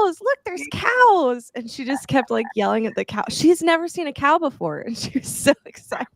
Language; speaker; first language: English; native; English